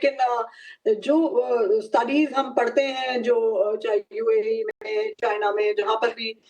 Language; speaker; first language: Hindi; native; Hindi